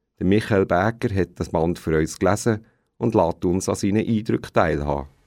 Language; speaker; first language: German; native; German